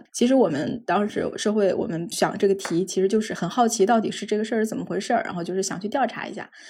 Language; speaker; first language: Chinese; native; Chinese